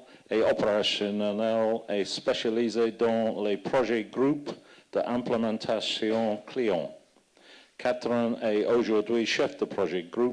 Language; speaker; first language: French; non-native, fluent; English